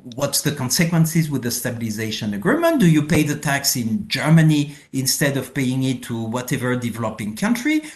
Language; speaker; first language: English; non-native, fluent; French